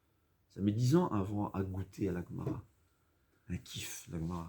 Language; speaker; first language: French; native; French